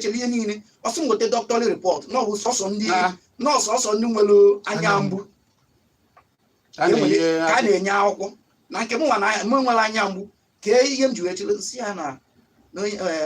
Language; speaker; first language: Igbo; native; Igbo